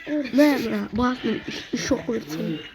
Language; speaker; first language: Turkish; non-native, learner; Kazakh